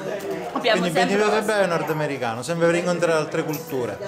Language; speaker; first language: Italian; native; Italian